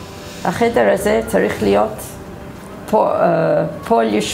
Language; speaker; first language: Hebrew; non-native, fluent; English